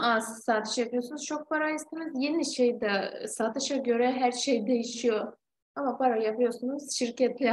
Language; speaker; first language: Turkish; non-native, fluent; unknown